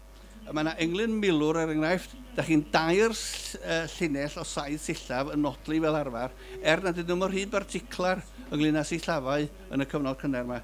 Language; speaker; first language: Welsh; native; Welsh